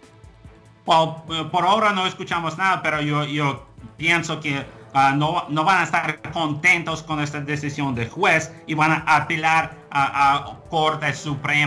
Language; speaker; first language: Spanish; non-native, fluent; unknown